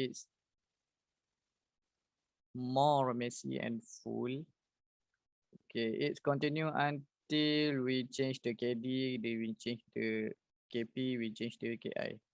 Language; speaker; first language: English; non-native, learner; Malay